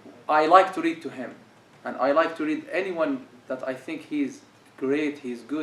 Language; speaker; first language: English; non-native, fluent; Arabic